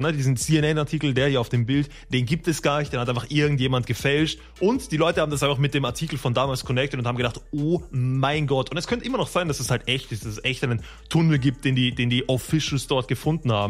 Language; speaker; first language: German; native; German